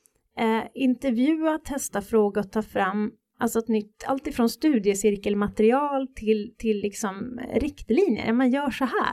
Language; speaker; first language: Swedish; native; Swedish